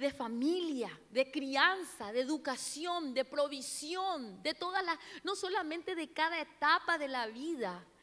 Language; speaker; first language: Spanish; non-native, local second language; Portuguese